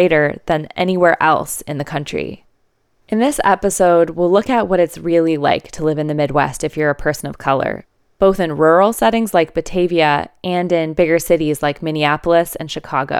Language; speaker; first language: English; native; English